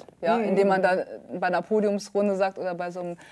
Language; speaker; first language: German; native; German